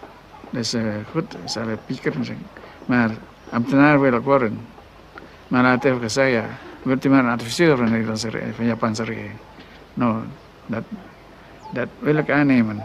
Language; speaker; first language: Dutch; non-native, local second language; Minangkabau